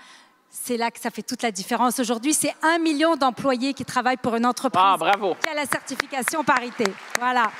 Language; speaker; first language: French; native; French